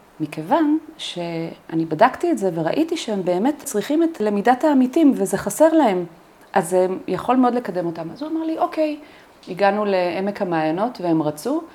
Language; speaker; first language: Hebrew; native; Hebrew